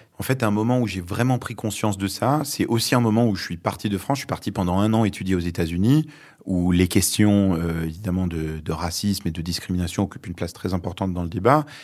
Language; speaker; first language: French; early bilingual, other home language; Arabic